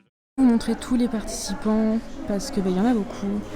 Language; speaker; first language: French; native; French